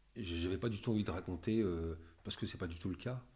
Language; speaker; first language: French; native; French